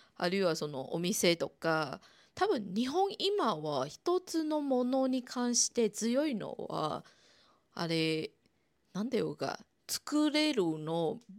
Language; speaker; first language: Japanese; non-native, fluent; Chinese